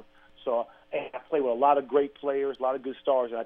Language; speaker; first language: English; native; English